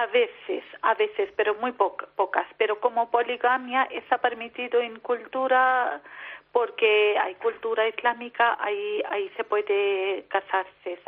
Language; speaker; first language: Spanish; non-native, learner; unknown